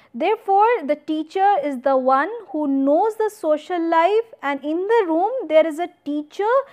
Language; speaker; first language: English; non-native, local second language; Hindi